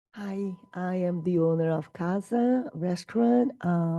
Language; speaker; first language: English; non-native, fluent; Portuguese